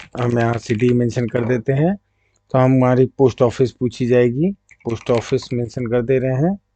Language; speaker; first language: Hindi; native; Hindi